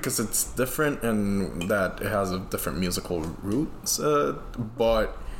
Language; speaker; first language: English; non-native, fluent; Spanish